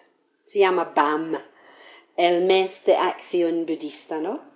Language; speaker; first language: Spanish; non-native, fluent; English